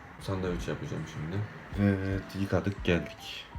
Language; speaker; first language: Turkish; native; Turkish